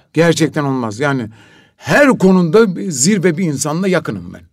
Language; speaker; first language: Turkish; native; Turkish